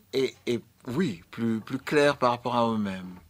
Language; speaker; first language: French; non-native, fluent; English